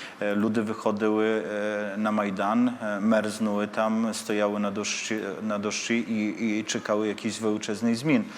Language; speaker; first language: Polish; non-native, learner; Ukrainian